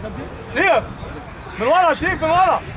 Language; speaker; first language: Arabic; native; Arabic